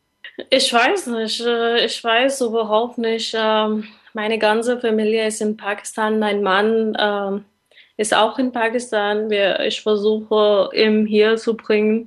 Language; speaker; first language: German; non-native, learner; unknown